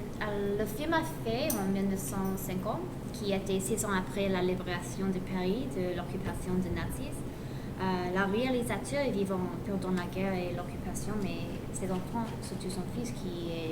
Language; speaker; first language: French; non-native, learner; English